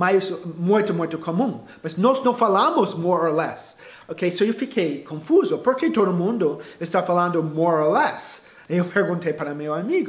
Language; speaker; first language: Portuguese; non-native, fluent; English